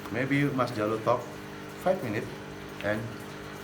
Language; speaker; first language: English; non-native, learner; Indonesian